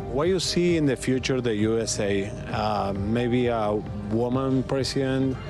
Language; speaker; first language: English; non-native, learner; Spanish